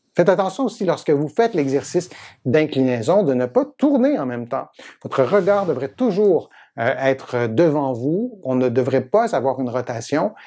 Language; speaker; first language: French; native; French